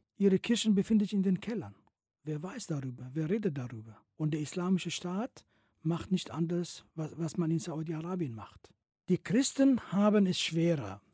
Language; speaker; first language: German; non-native, fluent; Kurdish